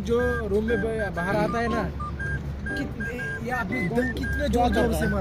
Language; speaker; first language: Hindi; non-native, learner; Bangla